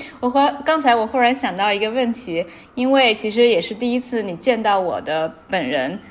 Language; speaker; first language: Chinese; native; Chinese